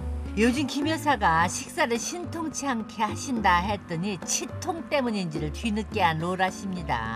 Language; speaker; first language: Korean; native; Korean